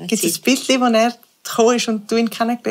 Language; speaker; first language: German; native; German